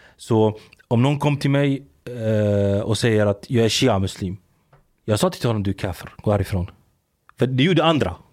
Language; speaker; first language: Swedish; early bilingual, other home language; Arabic